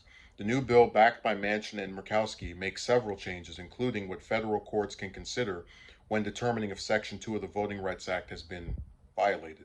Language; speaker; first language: English; native; English